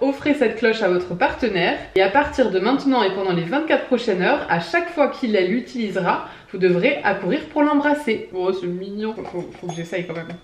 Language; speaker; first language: French; native; French